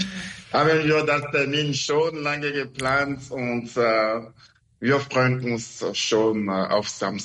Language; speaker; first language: German; non-native, learner; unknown